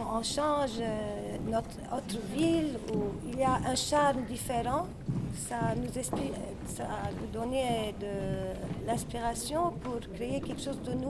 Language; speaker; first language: French; non-native, fluent; Arabic